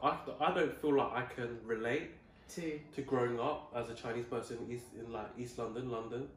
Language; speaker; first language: English; native; English